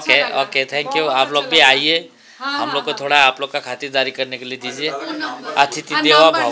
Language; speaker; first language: Hindi; non-native, local second language; Nepali